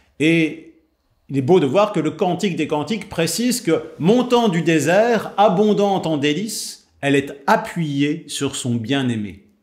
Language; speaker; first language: French; native; French